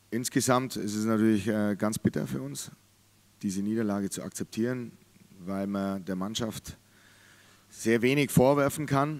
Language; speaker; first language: German; native; German